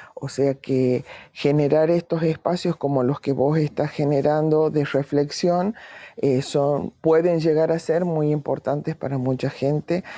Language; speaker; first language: Spanish; native; Spanish